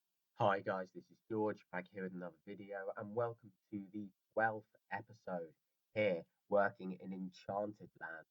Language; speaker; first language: English; native; English